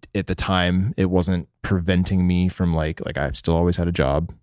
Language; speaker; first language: English; native; English